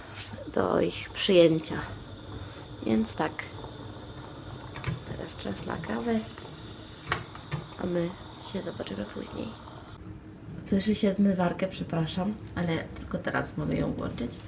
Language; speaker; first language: Polish; non-native, fluent; Italian